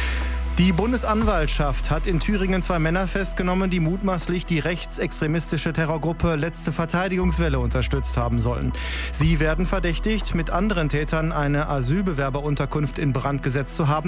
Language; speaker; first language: German; native; German